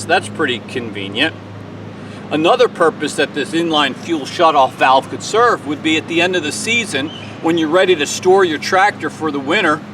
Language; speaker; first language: English; native; English